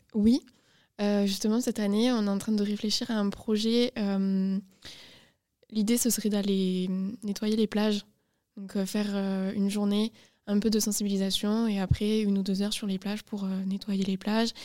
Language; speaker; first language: French; native; French